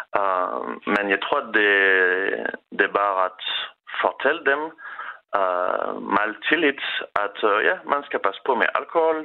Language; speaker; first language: Danish; non-native, learner; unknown